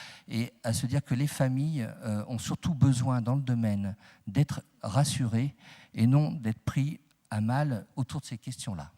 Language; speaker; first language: French; native; French